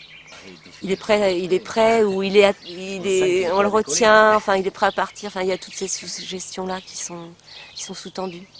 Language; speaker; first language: French; native; French